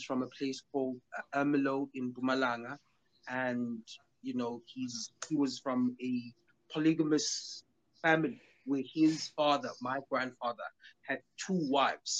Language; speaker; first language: English; non-native, local second language; Zulu